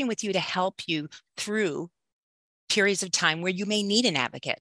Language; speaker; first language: English; native; English